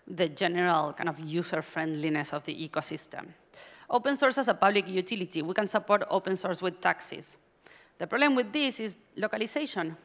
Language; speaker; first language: English; non-native, fluent; Spanish